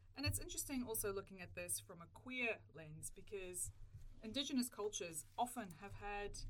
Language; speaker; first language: English; native; English